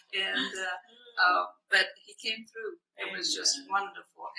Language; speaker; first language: English; non-native, fluent; Hungarian